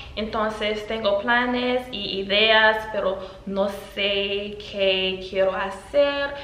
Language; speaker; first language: Spanish; non-native, learner; English